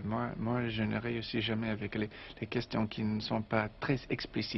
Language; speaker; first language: French; non-native, learner; English